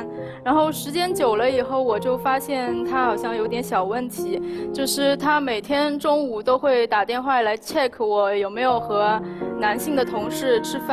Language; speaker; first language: Chinese; native; Chinese